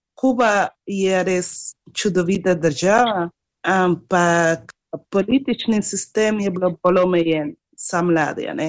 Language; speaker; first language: Slovenian; non-native, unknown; Spanish